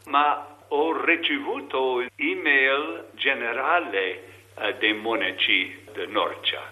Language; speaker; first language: Italian; non-native, learner; English